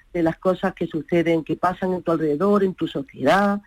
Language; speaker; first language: Spanish; native; Spanish